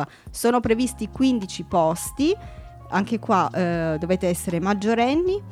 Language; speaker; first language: Italian; native; Italian